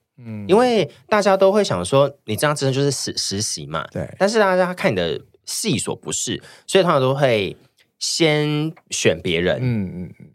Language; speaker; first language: Chinese; native; Chinese